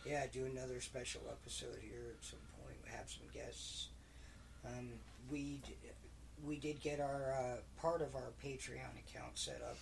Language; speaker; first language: English; native; English